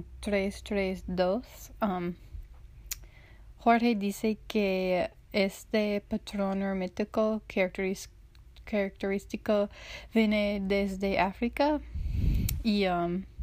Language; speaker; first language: Spanish; non-native, learner; English